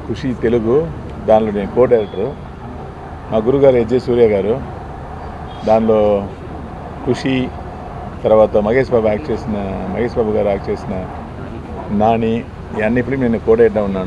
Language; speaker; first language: Telugu; non-native, local second language; Tamil